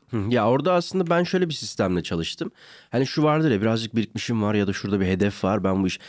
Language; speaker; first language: Turkish; native; Turkish